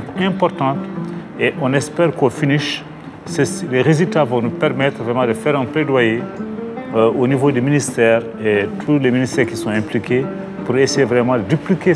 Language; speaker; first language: French; native; French